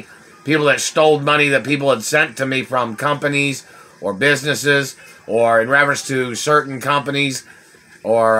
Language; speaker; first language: English; native; English